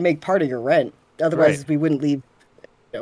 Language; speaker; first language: English; native; English